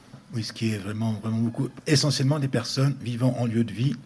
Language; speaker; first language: French; native; French